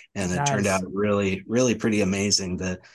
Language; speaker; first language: English; native; English